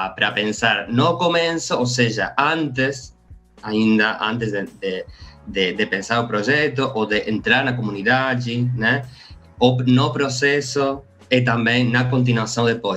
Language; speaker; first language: Portuguese; non-native, learner; Spanish